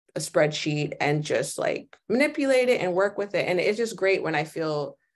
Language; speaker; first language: English; native; English